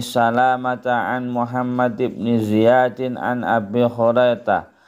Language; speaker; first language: Arabic; non-native, fluent; Indonesian